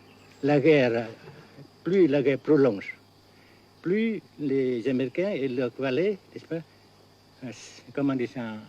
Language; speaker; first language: French; non-native, local second language; Vietnamese